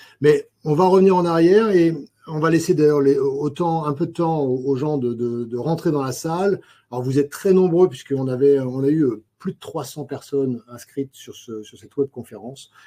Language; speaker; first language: French; native; French